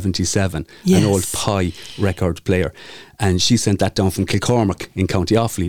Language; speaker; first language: English; native; English